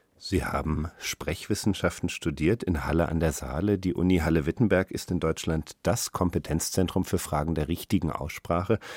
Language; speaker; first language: German; native; German